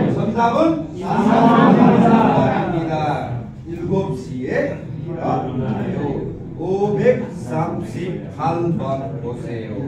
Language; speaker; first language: Korean; non-native, fluent; Nepali